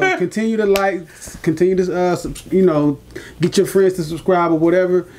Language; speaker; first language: English; native; English